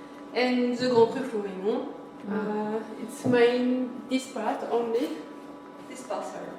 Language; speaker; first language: English; non-native, learner; French